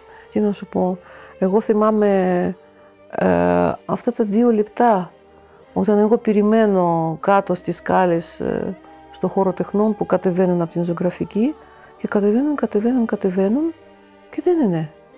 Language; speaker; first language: Greek; non-native, fluent; Russian